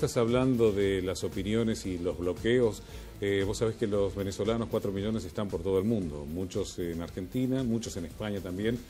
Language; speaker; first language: Spanish; native; Spanish